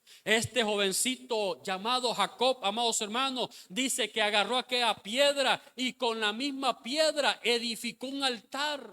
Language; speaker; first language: Spanish; native; Spanish